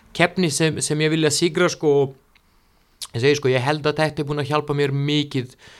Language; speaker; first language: Icelandic; non-native, fluent; Serbian